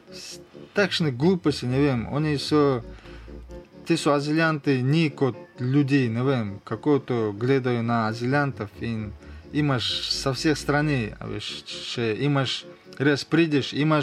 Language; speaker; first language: Slovenian; non-native, learner; Russian